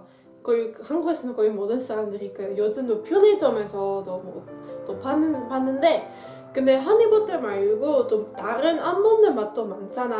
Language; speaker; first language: Korean; non-native, fluent; Dutch